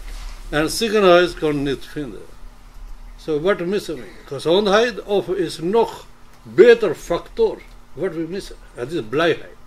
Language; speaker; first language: Dutch; non-native, fluent; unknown